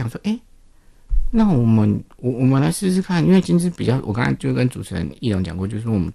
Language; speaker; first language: Chinese; non-native, local second language; Min Nan Chinese